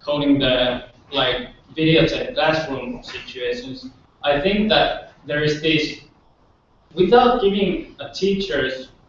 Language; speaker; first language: English; non-native, fluent; Finnish